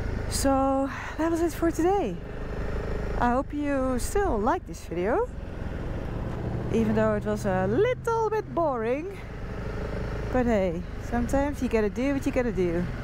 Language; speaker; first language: English; non-native, fluent; Dutch